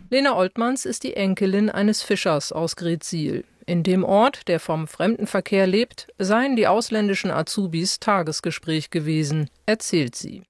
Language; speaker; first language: German; native; German